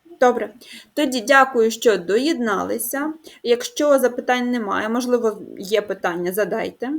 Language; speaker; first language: Ukrainian; native; Ukrainian